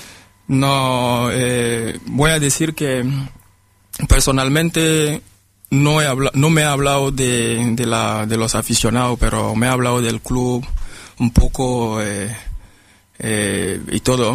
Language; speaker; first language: Spanish; non-native, fluent; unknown